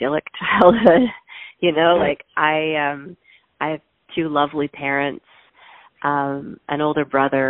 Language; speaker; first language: English; native; English